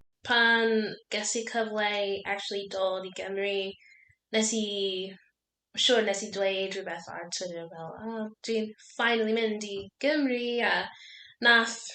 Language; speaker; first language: Welsh; non-native, learner; English